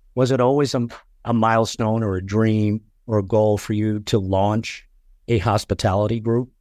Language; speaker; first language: English; native; English